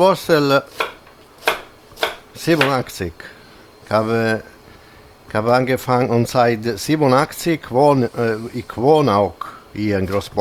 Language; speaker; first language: German; non-native, fluent; Italian